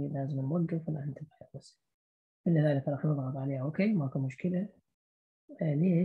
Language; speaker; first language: Arabic; native; Arabic